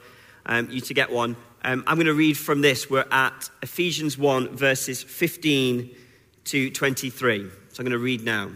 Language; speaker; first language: English; native; English